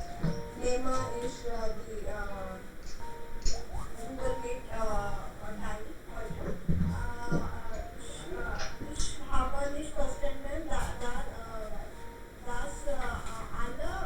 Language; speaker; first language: German; non-native, learner; Marathi